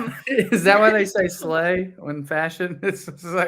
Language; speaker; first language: English; native; English